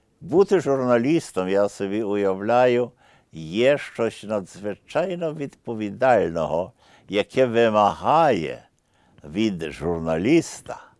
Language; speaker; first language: Ukrainian; early bilingual, heritage; Ukrainian